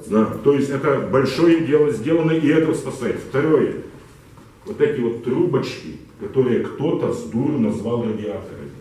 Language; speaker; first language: Russian; non-native, local second language; Ukrainian